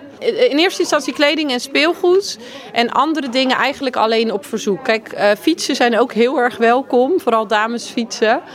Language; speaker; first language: Dutch; native; Dutch